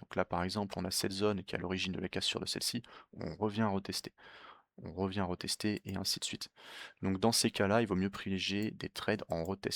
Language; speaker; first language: French; native; French